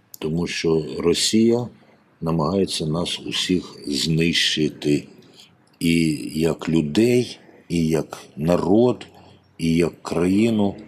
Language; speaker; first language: Ukrainian; native; Ukrainian